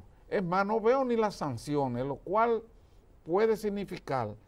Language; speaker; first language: Spanish; native; Spanish